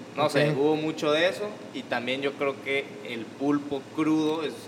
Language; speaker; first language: Spanish; native; Spanish